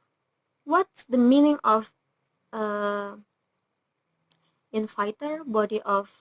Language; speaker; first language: English; non-native, learner; Indonesian